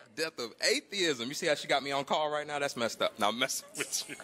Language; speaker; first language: English; native; English